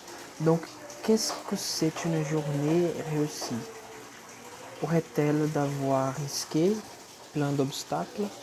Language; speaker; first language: French; non-native, fluent; Portuguese